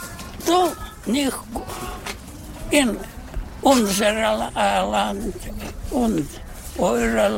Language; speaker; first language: German; non-native, learner; Russian